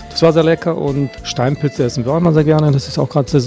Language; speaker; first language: German; native; German